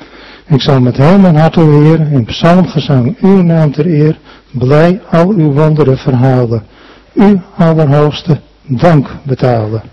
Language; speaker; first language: Dutch; native; Dutch